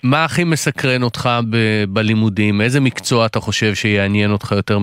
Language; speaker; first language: Hebrew; native; Hebrew